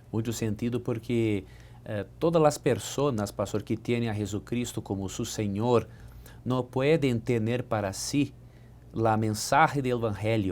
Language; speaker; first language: Spanish; non-native, learner; Portuguese